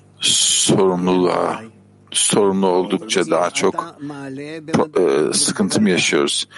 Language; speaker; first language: Turkish; native; Turkish